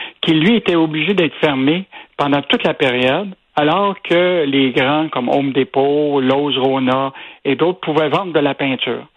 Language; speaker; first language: French; native; French